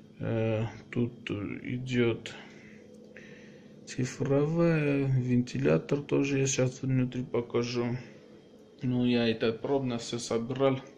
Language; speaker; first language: Russian; non-native, local second language; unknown